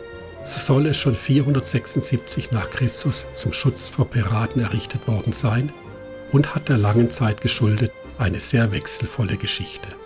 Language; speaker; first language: German; native; German